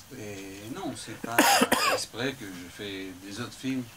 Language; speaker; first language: French; non-native, fluent; English